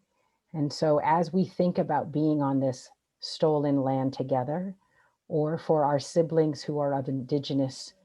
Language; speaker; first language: English; native; English